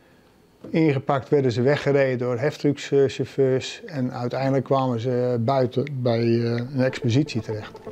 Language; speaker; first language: Dutch; native; Dutch